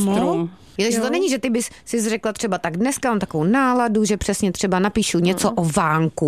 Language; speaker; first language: Czech; native; Czech